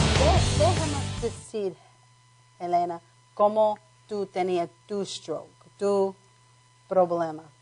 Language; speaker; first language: Spanish; non-native, learner; English